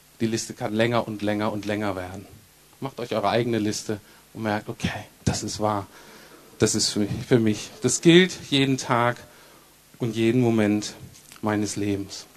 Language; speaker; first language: German; native; German